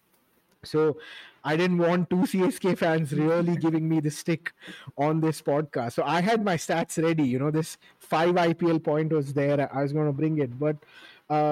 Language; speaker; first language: English; non-native, local second language; Hindi